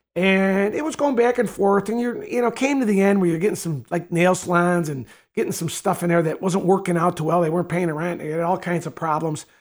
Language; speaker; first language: English; native; English